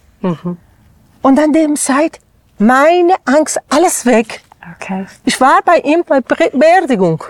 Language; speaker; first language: German; non-native, learner; Persian